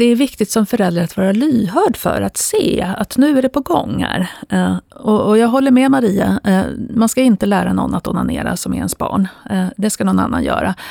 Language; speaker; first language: Swedish; native; Swedish